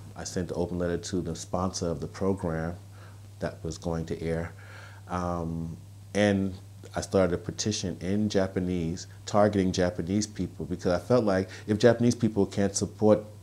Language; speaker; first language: English; native; English